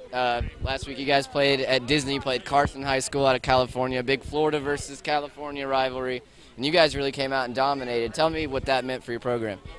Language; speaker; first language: English; native; English